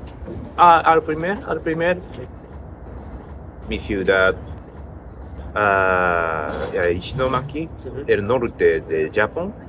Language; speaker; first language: Spanish; non-native, learner; Japanese